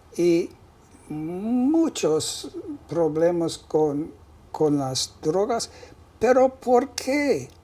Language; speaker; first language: Spanish; non-native, learner; English